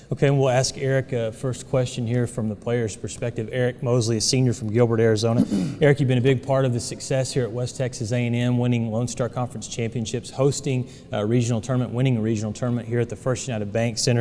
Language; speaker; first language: English; native; English